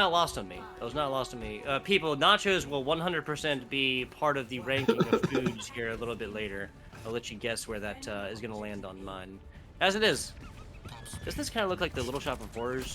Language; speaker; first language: English; native; English